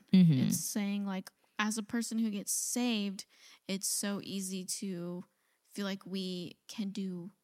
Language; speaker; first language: English; native; English